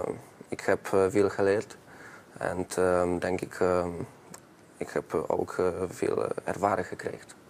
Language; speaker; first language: Dutch; non-native, learner; Polish